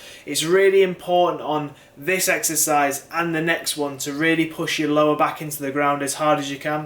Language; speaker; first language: English; native; English